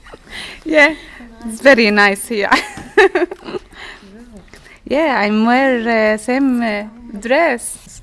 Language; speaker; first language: English; non-native, learner; Arabic